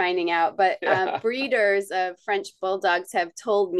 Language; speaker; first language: English; native; English